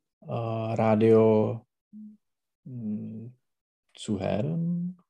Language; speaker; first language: German; non-native, learner; Czech